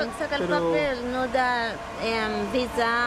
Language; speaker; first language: Spanish; non-native, learner; Haitian Creole